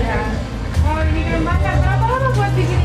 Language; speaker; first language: Indonesian; non-native, learner; Romanian